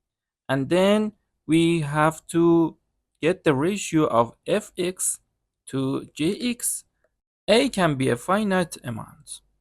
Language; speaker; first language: English; non-native, learner; Persian